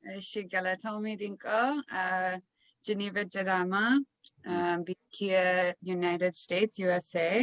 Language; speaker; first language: Oromo; non-native, learner; English